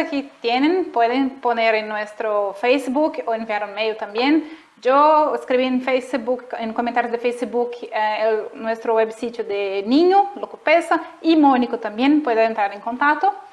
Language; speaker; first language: Spanish; non-native, fluent; Portuguese